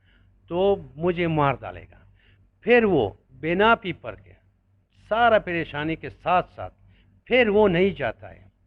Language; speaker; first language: Hindi; non-native, learner; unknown